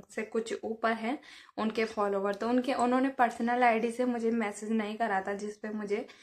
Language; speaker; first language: Hindi; native; Hindi